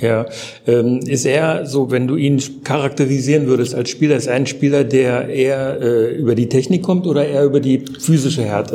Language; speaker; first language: German; native; German